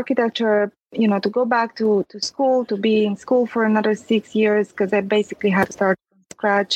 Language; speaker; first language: English; non-native, fluent; Romanian